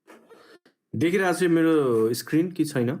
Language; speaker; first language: Nepali; native; Nepali